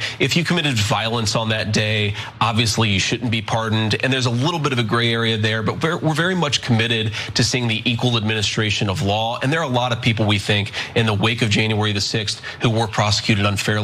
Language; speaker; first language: English; native; English